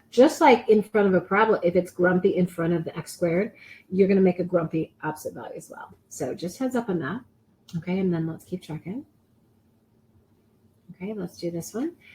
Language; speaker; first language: English; native; English